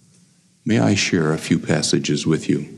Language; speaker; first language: English; native; English